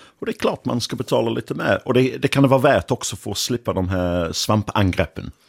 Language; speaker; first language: Swedish; non-native, fluent; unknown